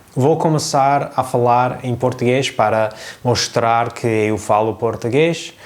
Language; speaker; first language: Portuguese; non-native, learner; English